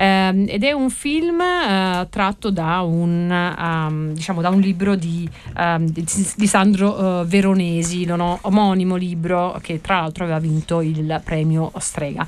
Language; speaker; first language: Italian; native; Italian